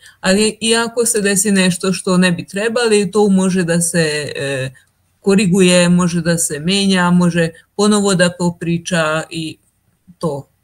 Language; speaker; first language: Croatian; non-native, local second language; Hungarian